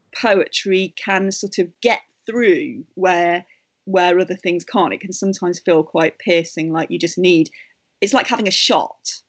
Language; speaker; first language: English; native; English